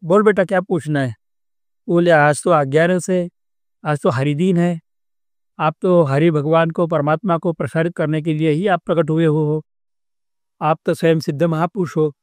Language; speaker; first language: Hindi; non-native, local second language; Marathi